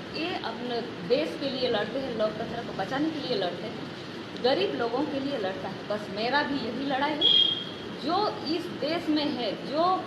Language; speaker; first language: Hindi; non-native, local second language; Santali